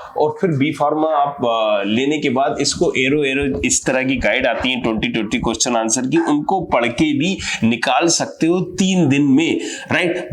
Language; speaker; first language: Hindi; native; Hindi